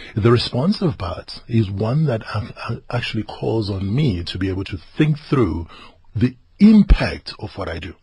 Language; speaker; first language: English; non-native, local second language; Zulu